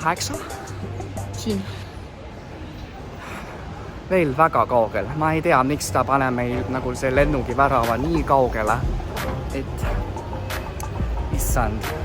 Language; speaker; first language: Estonian; non-native, fluent; Chinese